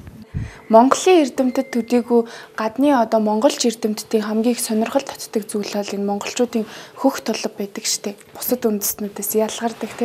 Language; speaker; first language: Mongolian; native; Mongolian